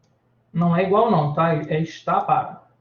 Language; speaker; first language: Portuguese; native; Portuguese